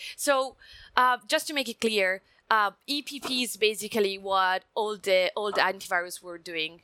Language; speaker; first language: English; non-native, fluent; Italian